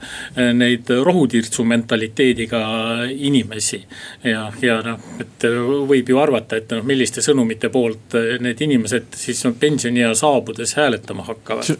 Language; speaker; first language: Estonian; native; Estonian